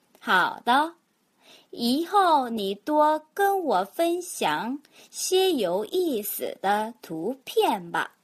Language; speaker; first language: Chinese; non-native, fluent; Korean